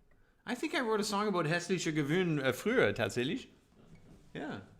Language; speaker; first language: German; non-native, learner; English